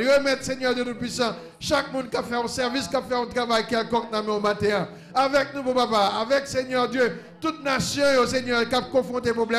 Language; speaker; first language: French; non-native, local second language; Haitian Creole